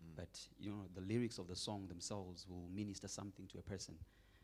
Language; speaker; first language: English; non-native, local second language; Shona